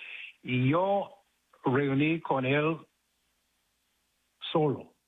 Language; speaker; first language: Spanish; non-native, fluent; English